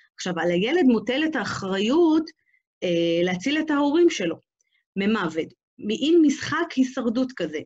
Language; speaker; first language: Hebrew; non-native, local second language; Arabic